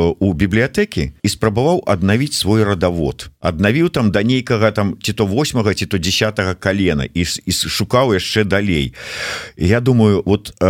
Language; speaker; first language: Belarusian; native; Belarusian